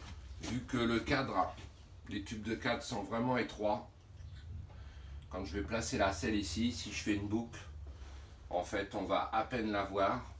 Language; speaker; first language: French; native; French